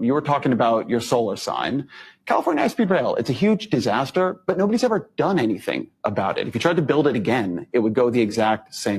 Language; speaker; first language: English; native; English